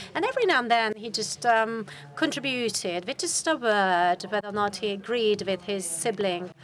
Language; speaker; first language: English; non-native, fluent; Hungarian